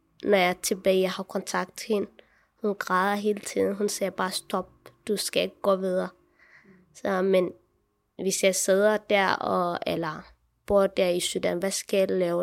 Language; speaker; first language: Danish; non-native, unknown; Tigrinya